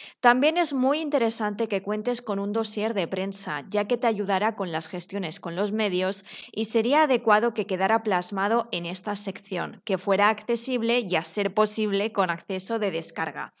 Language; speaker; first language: Spanish; native; Spanish